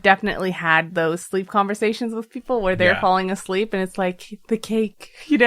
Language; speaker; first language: English; native; English